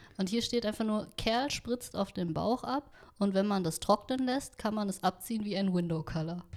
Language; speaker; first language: German; early bilingual, other home language; Vietnamese